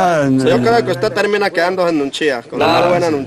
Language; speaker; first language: Spanish; native; Spanish